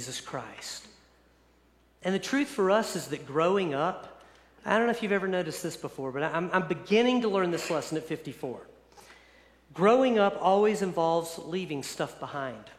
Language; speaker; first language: English; native; English